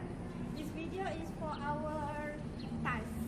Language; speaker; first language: English; non-native, local second language; Malay